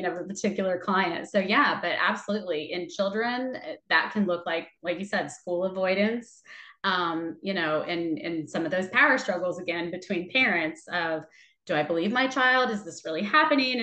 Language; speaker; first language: English; native; English